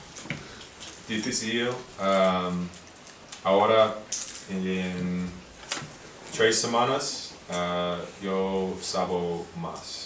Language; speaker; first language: Spanish; non-native, learner; English